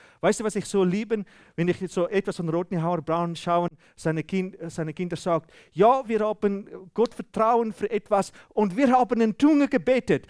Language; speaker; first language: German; non-native, fluent; Afrikaans